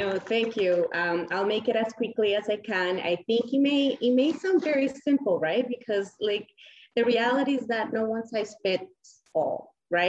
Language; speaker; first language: English; non-native, fluent; Spanish